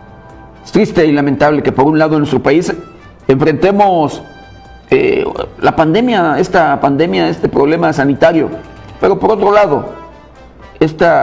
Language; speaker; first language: Spanish; native; Spanish